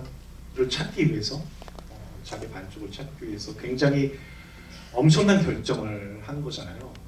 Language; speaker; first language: Korean; native; Korean